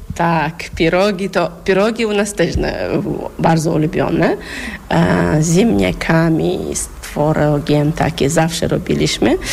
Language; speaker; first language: Polish; non-native, fluent; Chechen